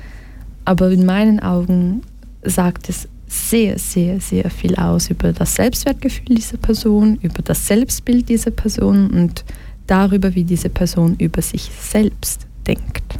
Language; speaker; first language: German; early bilingual, other home language; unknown